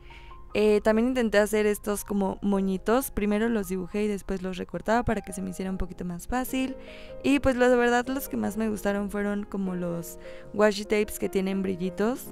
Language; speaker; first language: Spanish; native; Spanish